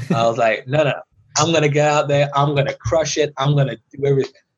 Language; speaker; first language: English; early bilingual, other home language; Persian